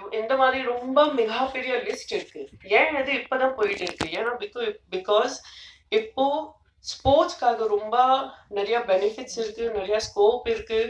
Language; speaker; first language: Tamil; non-native, fluent; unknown